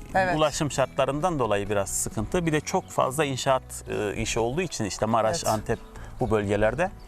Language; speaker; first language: Turkish; native; Turkish